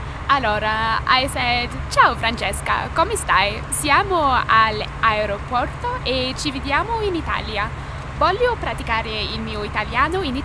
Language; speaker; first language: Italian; non-native, learner; English